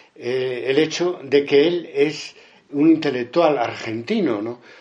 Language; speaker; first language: Spanish; native; Spanish